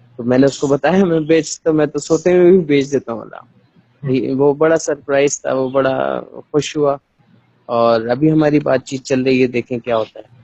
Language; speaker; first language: Urdu; native; Urdu